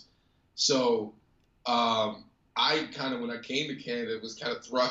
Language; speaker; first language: English; native; English